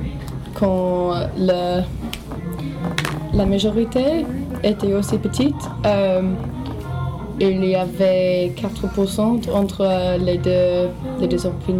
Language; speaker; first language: French; non-native, learner; English